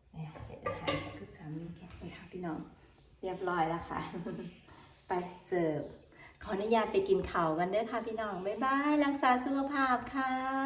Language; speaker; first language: Thai; native; Thai